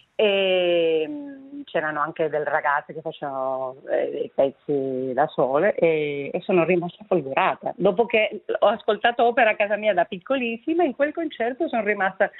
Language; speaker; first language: Italian; non-native, fluent; Spanish